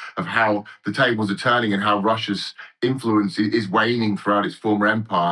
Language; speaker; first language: English; native; English